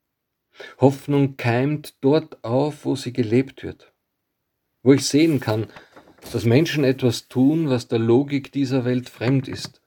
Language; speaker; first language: German; native; German